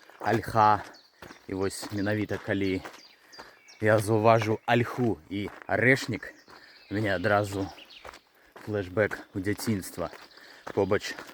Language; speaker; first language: Belarusian; native; Belarusian